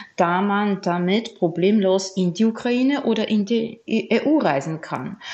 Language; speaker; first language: German; non-native, fluent; Ukrainian